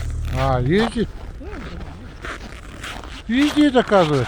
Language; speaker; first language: Russian; non-native, local second language; Yakut